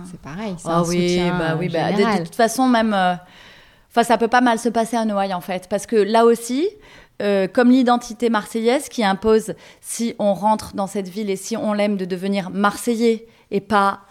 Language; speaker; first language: French; native; French